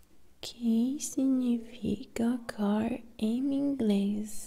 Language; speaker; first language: Portuguese; non-native, learner; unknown